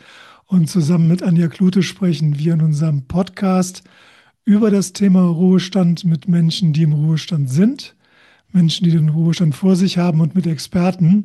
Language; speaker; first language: German; native; German